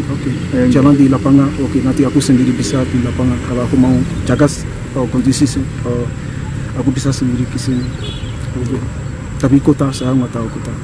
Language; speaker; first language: Indonesian; non-native, learner; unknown